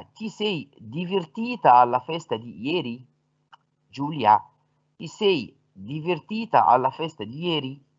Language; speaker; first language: Italian; non-native, fluent; Arabic